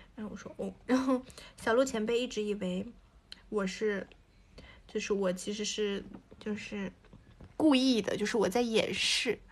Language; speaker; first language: Chinese; native; Chinese